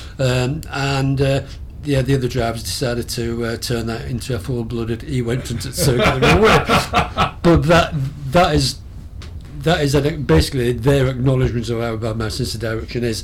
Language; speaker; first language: English; native; English